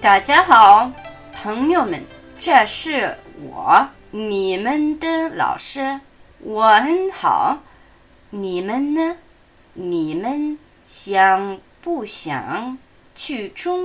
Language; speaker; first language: Chinese; non-native, fluent; Russian